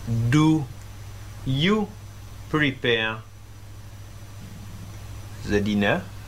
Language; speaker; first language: English; non-native, fluent; French